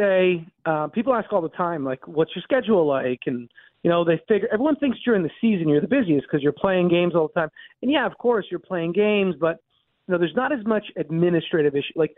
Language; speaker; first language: English; native; English